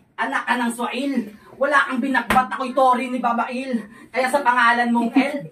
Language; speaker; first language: Filipino; non-native, local second language; Hiligaynon